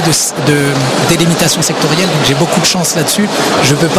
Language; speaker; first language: French; native; French